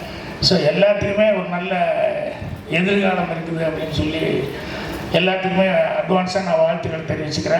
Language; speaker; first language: Tamil; native; Tamil